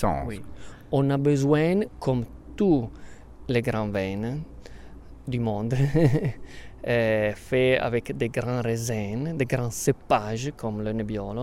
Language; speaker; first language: French; non-native, fluent; Italian